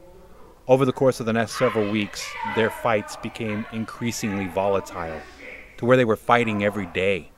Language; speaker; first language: English; native; English